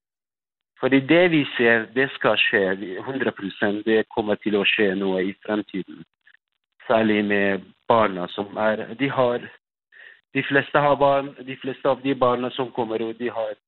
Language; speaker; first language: Norwegian; non-native, fluent; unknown